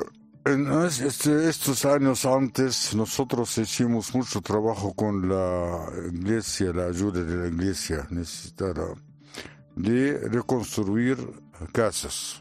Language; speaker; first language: Spanish; non-native, learner; Arabic